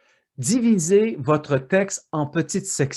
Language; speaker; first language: French; native; French